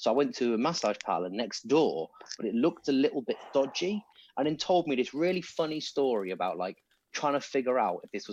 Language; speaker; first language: English; native; English